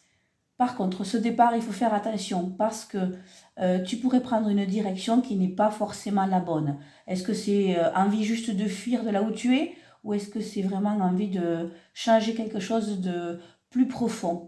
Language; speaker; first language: French; native; French